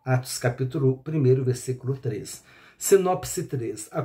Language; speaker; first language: Portuguese; native; Portuguese